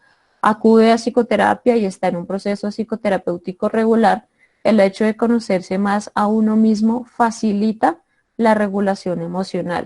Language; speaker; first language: Spanish; native; Spanish